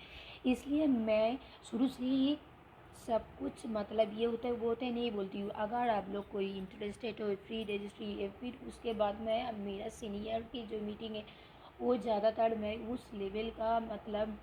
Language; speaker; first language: Hindi; non-native, local second language; Bangla